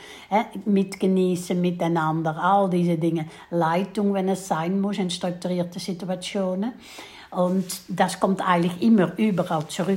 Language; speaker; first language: German; non-native, fluent; Dutch